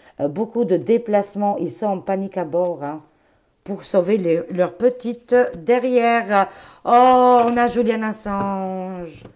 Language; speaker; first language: French; non-native, fluent; Albanian